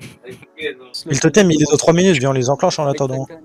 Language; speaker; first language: French; native; French